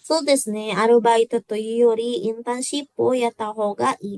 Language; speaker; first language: Japanese; non-native, fluent; Indonesian